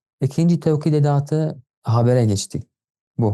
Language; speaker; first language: Turkish; non-native, fluent; Arabic